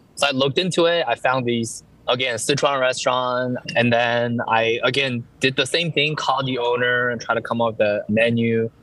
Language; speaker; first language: English; early bilingual, other home language; Chinese